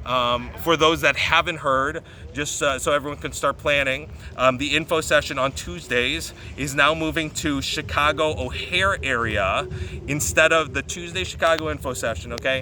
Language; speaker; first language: English; native; English